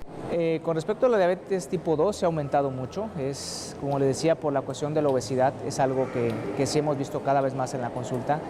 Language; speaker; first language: Spanish; native; Spanish